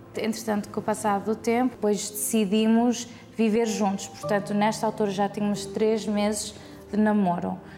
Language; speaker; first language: Portuguese; early bilingual, heritage; Portuguese